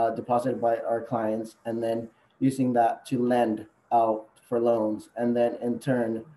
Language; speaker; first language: English; non-native, fluent; Spanish